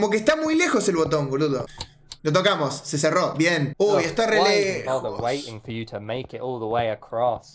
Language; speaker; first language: Spanish; native; Spanish